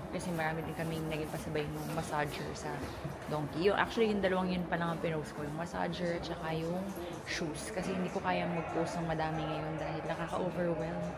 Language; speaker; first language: Filipino; native; Filipino